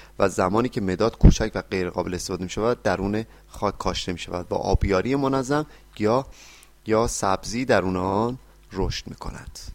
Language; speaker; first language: Persian; native; Persian